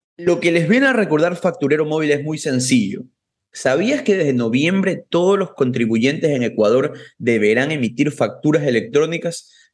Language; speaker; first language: Spanish; native; Spanish